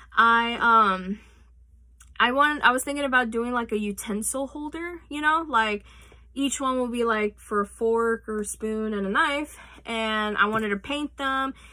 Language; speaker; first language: English; native; English